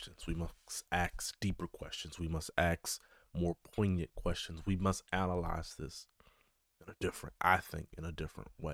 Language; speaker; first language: English; native; English